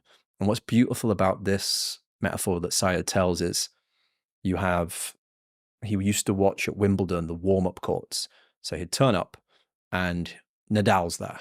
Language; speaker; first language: English; native; English